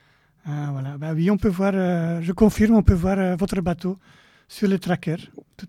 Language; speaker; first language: French; native; French